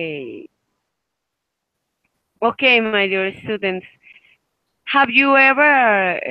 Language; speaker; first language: English; non-native, fluent; Spanish